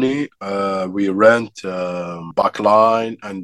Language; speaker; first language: English; non-native, fluent; Arabic